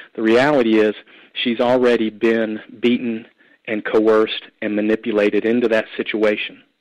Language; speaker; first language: English; native; English